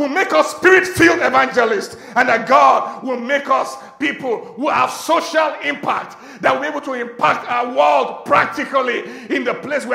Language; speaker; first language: English; non-native, local second language; Yoruba